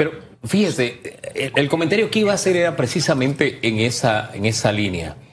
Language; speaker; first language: Spanish; native; Spanish